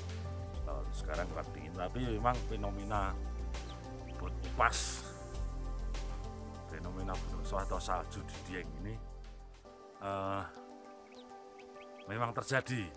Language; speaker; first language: Indonesian; non-native, local second language; Javanese